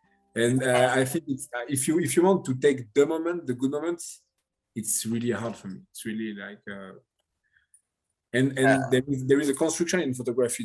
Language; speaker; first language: English; non-native, learner; French